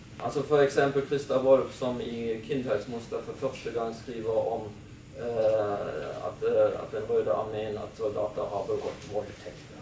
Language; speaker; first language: Norwegian; non-native, fluent; German